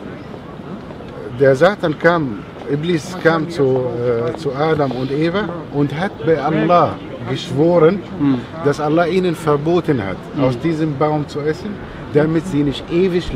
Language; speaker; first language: German; non-native, fluent; Arabic